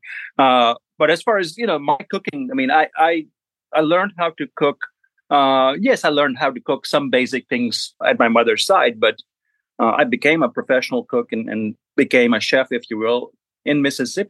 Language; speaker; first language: English; non-native, local second language; Gujarati